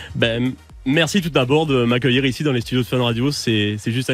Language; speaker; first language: French; native; French